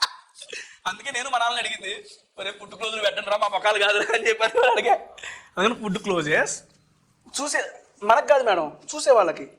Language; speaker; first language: Telugu; native; Telugu